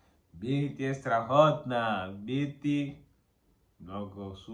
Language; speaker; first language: Bulgarian; non-native, learner; Portuguese